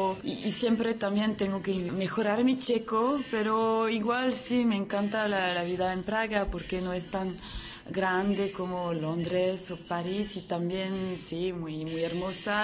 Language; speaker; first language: Spanish; early bilingual, heritage; French